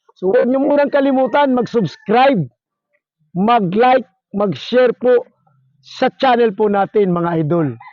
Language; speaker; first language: Filipino; non-native, local second language; Surigaonon